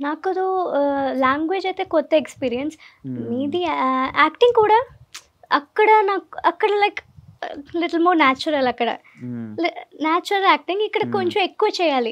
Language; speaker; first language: Telugu; non-native, learner; Malayalam